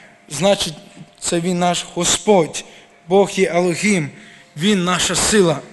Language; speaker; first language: Ukrainian; early bilingual, heritage; Ukrainian